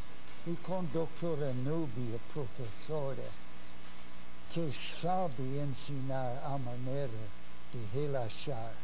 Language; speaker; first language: Portuguese; non-native, fluent; English